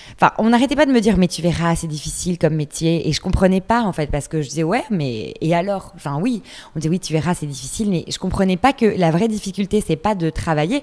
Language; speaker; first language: French; native; French